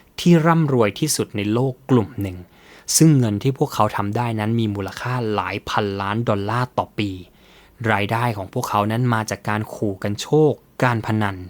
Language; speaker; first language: Thai; native; Thai